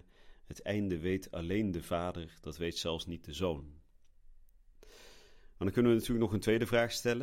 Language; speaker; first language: Dutch; native; Dutch